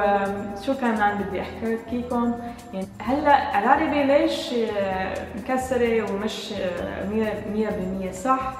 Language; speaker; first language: Arabic; non-native, learner; English